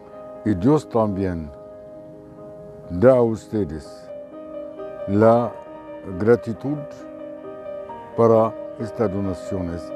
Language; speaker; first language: Spanish; non-native, fluent; Arabic